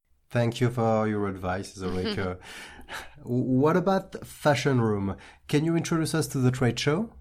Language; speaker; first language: English; non-native, fluent; French